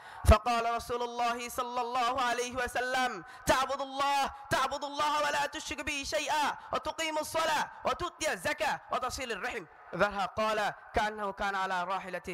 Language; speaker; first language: Arabic; non-native, learner; Bangla